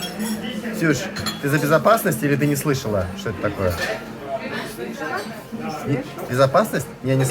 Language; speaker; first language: Russian; native; Russian